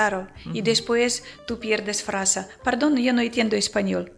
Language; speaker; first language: Spanish; non-native, learner; Ukrainian